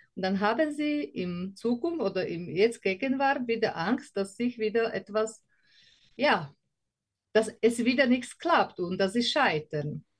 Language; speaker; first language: German; non-native, learner; Slovak